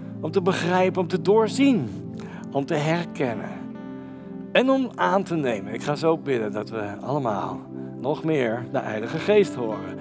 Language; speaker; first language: Dutch; native; Dutch